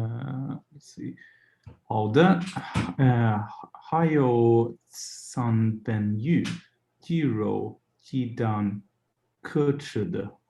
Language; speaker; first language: Chinese; non-native, learner; English